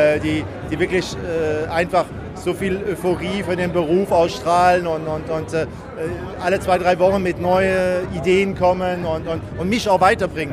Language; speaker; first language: German; native; German